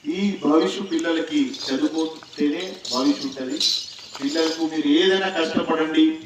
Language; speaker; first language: Telugu; non-native, local second language; Urdu